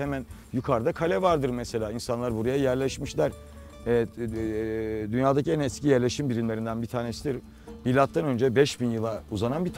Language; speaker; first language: Turkish; native; Turkish